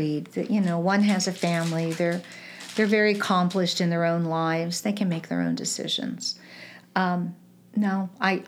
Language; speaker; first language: English; native; English